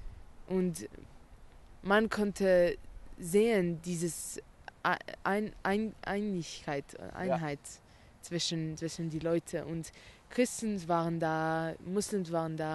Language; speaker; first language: German; non-native, learner; Arabic